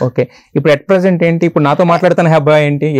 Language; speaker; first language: Telugu; native; Telugu